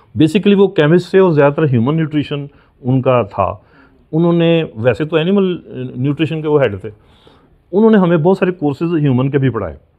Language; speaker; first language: Urdu; non-native, local second language; Punjabi